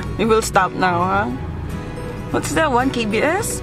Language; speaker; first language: English; non-native, local second language; Filipino